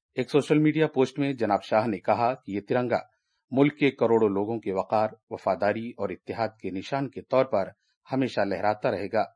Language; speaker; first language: Urdu; native; Urdu